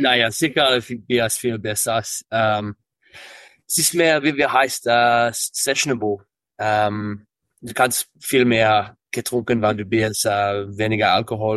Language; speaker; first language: German; early bilingual, heritage; English